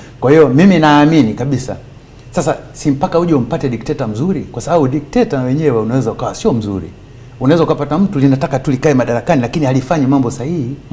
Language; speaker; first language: Swahili; native; Swahili